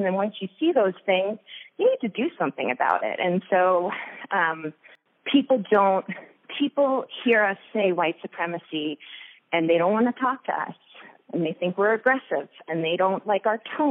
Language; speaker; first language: English; native; English